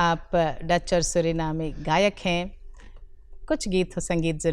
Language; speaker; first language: Hindi; native; Hindi